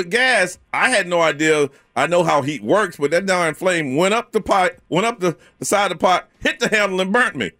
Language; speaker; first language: English; native; English